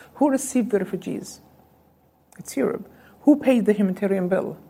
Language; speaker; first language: English; non-native, fluent; Arabic